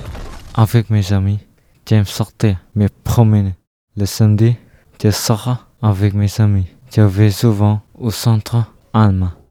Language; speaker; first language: French; non-native, learner; Thai